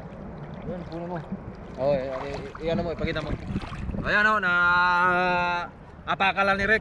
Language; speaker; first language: Filipino; native; Filipino